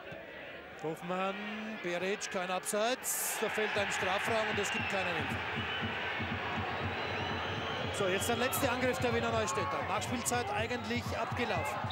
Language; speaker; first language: German; native; German